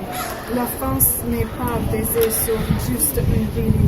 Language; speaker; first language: French; non-native, learner; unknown